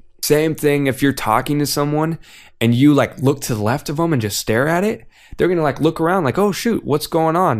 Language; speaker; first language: English; native; English